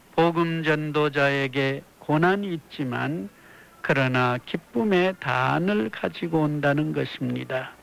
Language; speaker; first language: Korean; native; Korean